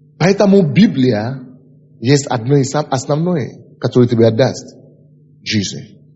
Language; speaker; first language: Russian; non-native, fluent; Yoruba